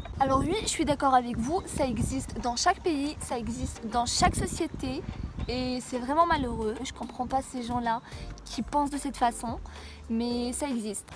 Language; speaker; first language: French; non-native, local second language; Arabic